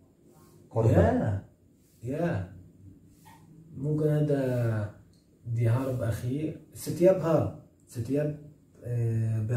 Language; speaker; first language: Indonesian; non-native, learner; Arabic